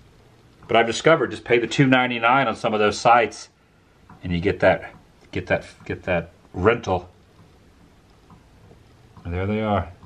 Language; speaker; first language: English; native; English